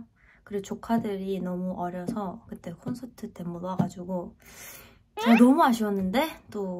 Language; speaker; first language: Korean; non-native, fluent; Thai